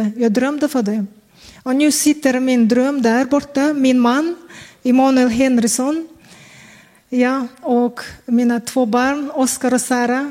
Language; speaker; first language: Swedish; non-native, fluent; Kazakh